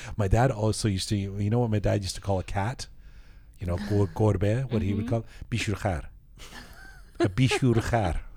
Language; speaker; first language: English; native; English